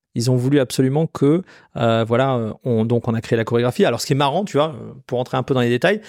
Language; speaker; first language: French; native; French